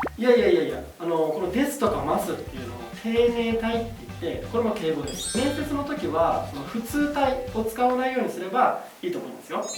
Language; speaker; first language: Japanese; native; Japanese